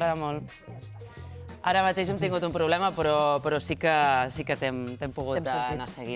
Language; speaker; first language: Catalan; native; Catalan